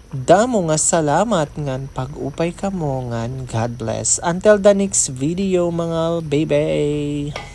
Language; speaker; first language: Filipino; non-native, local second language; Waray